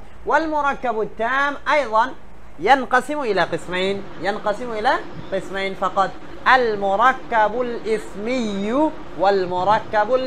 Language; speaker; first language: Arabic; non-native, fluent; Bangla